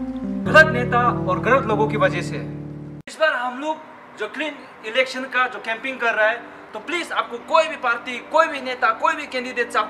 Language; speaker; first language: Hindi; non-native, local second language; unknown